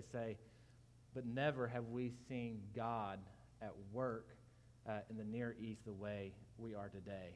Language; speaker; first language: English; native; English